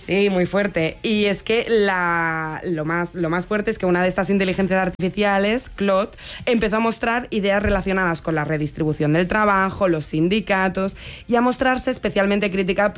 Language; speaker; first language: Spanish; native; Spanish